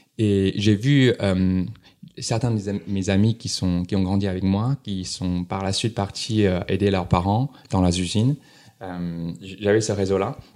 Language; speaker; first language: French; non-native, fluent; Chinese